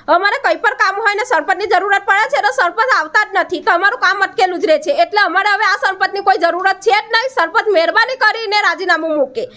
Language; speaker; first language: Gujarati; native; Gujarati